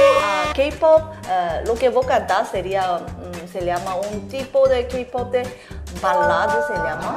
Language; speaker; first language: Spanish; non-native, learner; Korean